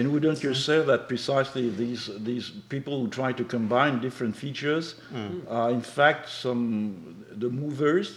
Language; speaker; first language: English; non-native, fluent; French